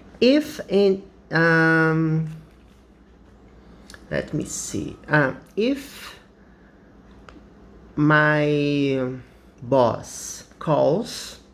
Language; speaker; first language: English; non-native, fluent; Portuguese